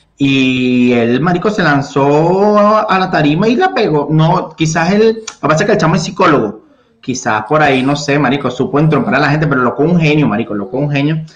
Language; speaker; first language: Spanish; native; Spanish